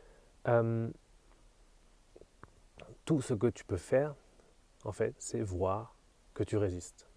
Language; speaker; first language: French; native; French